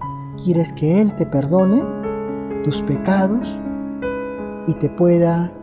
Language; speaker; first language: Spanish; native; Spanish